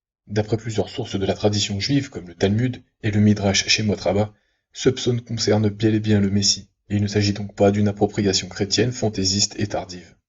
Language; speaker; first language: French; native; French